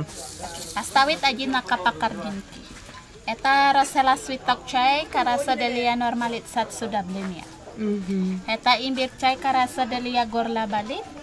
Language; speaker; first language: Russian; non-native, learner; Indonesian